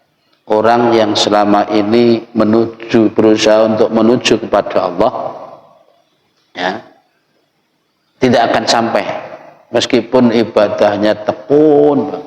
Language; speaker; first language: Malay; non-native, local second language; Javanese